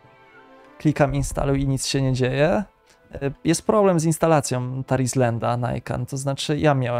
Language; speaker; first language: Polish; native; Polish